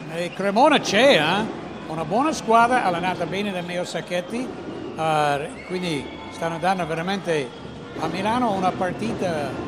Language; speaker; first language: Italian; non-native, fluent; English